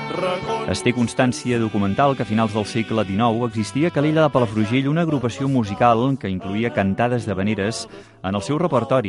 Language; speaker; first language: Catalan; native; Catalan